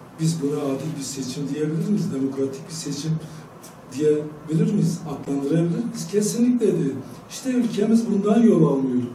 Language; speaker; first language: Turkish; non-native, local second language; Kurdish